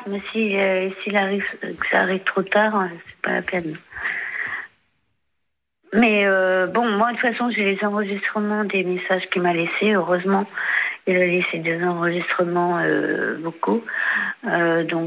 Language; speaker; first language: French; native; French